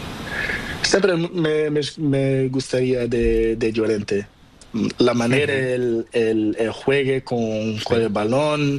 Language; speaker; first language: Spanish; non-native, learner; Portuguese